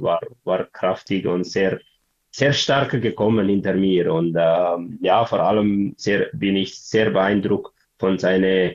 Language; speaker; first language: German; non-native, learner; Tigrinya